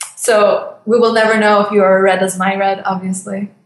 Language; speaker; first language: English; non-native, fluent; Turkish